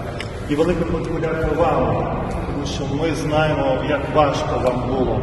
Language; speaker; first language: Ukrainian; non-native, fluent; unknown